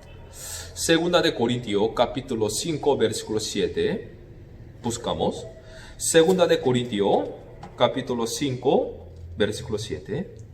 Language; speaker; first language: Spanish; non-native, fluent; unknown